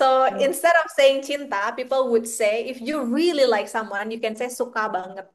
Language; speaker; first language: English; non-native, fluent; Indonesian